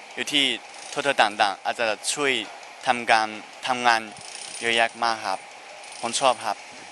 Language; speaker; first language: Thai; non-native, learner; Chinese